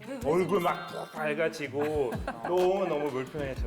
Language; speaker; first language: Korean; non-native, fluent; Norwegian